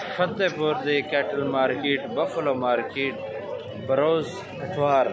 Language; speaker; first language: Urdu; non-native, local second language; Punjabi